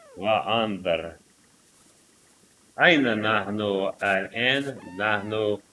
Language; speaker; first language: Arabic; non-native, learner; English